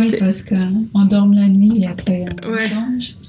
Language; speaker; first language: French; non-native, learner; Portuguese